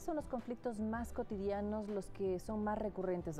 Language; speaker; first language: Spanish; native; Spanish